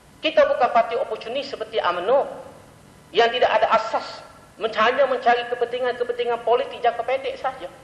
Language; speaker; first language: Malay; native; Malay